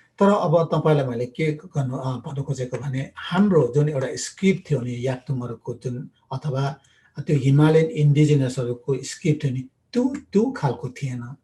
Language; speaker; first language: Nepali; non-native, local second language; Limbu